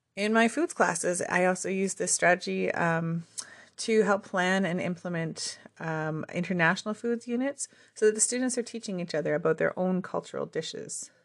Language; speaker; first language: English; native; English